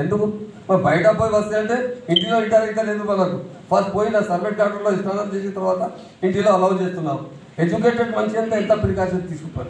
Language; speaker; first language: Telugu; non-native, local second language; Urdu